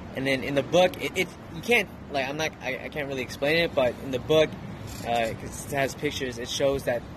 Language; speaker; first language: English; early bilingual, other home language; Spanish